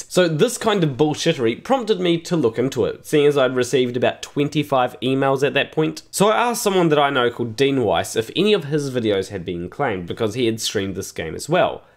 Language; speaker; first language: English; native; English